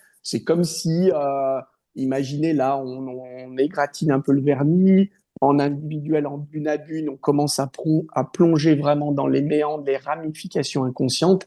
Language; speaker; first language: French; native; French